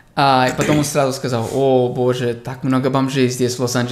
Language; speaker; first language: Russian; non-native, fluent; English